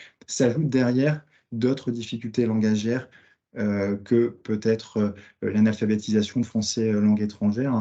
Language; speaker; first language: French; native; French